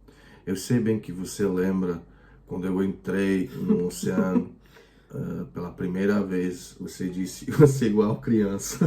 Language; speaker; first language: Portuguese; non-native, fluent; Croatian